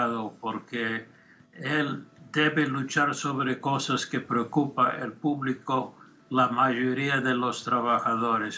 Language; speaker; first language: Spanish; non-native, fluent; English